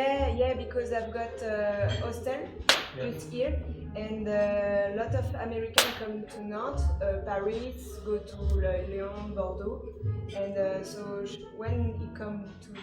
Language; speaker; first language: English; non-native, learner; French